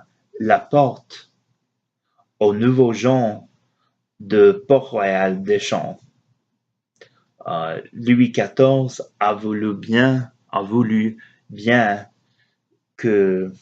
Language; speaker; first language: French; non-native, learner; English